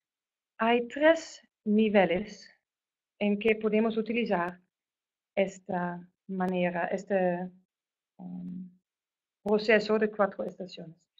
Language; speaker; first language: Spanish; non-native, fluent; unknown